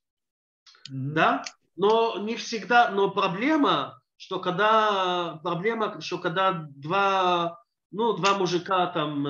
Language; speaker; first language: Russian; early bilingual, heritage; Russian